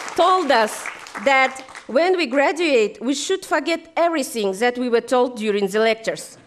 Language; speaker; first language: English; non-native, fluent; Kazakh